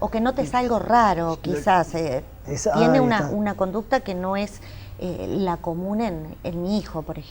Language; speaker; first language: Spanish; native; Spanish